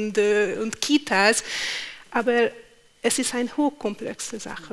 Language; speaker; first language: German; non-native, fluent; Hungarian